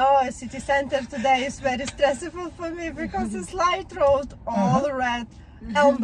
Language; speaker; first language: English; non-native, learner; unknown